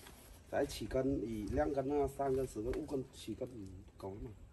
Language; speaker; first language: Chinese; native; Chinese